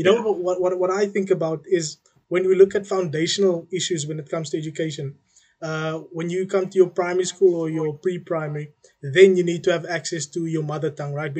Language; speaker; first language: English; non-native, local second language; Afrikaans